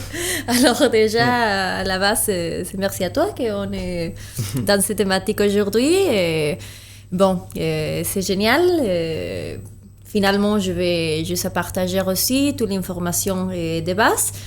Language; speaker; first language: French; non-native, fluent; Spanish